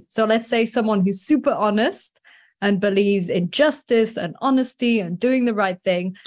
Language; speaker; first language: English; non-native, fluent; French